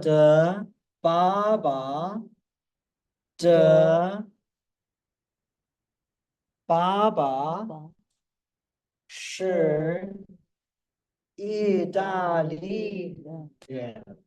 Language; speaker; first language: Chinese; non-native, fluent; English